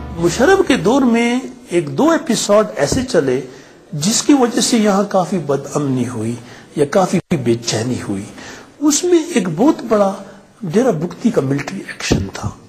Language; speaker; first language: Urdu; non-native, local second language; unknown